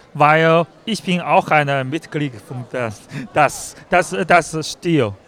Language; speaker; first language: German; non-native, learner; Chinese